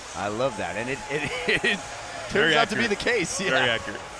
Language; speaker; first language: English; native; English